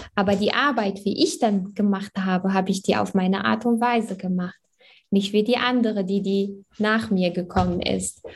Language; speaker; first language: German; early bilingual, other home language; Arabic